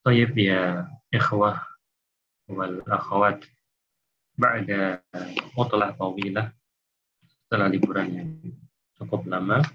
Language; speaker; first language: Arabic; non-native, fluent; Indonesian